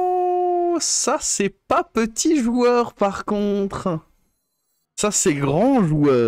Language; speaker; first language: French; native; French